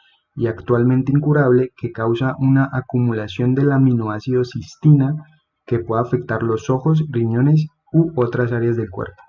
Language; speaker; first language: Spanish; native; Spanish